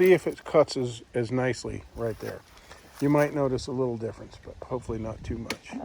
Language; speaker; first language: English; native; English